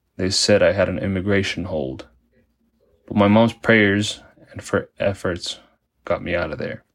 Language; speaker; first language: English; early bilingual, other home language; Spanish